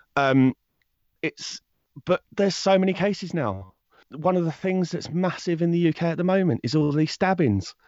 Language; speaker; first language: English; native; English